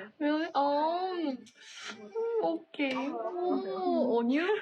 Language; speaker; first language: English; non-native, learner; Korean